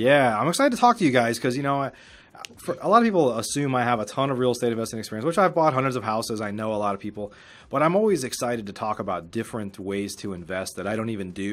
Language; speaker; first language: English; native; English